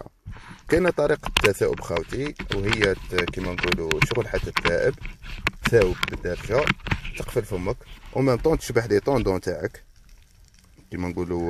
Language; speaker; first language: Arabic; native; Arabic